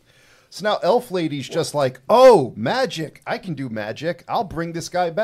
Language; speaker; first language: English; native; English